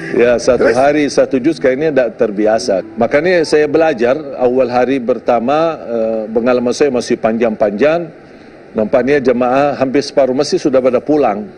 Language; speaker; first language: Malay; non-native, fluent; Arabic